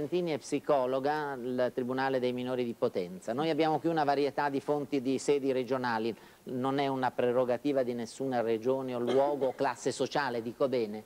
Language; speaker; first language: Italian; native; Italian